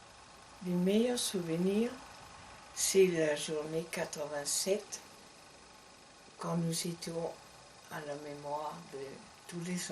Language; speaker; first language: French; non-native, learner; German